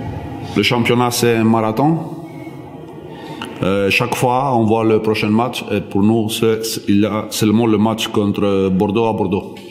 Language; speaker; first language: French; non-native, learner; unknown